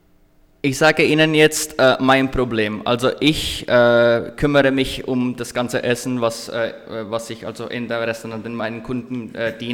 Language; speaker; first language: German; non-native, learner; Czech